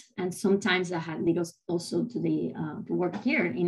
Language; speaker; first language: English; non-native, fluent; Spanish